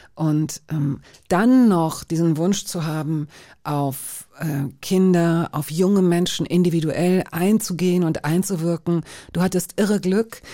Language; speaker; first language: German; native; German